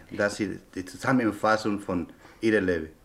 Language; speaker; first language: German; non-native, learner; Spanish